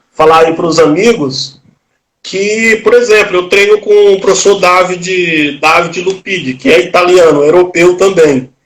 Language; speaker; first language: Portuguese; native; Portuguese